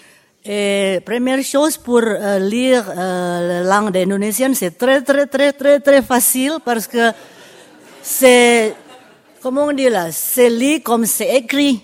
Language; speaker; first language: French; non-native, fluent; Indonesian